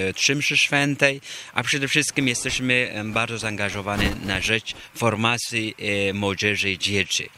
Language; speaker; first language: Polish; non-native, fluent; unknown